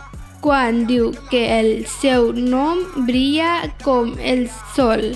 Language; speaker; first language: Catalan; non-native, learner; Punjabi